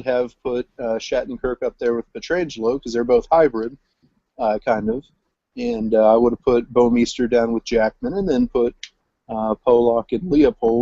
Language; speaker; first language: English; native; English